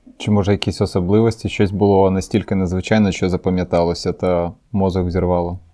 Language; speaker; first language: Ukrainian; non-native, local second language; Russian